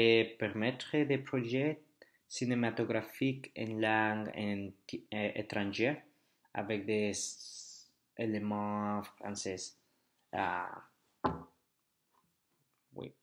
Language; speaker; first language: French; non-native, learner; Spanish